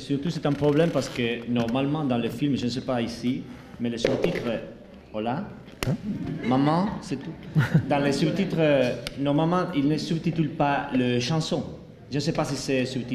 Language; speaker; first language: French; non-native, learner; Spanish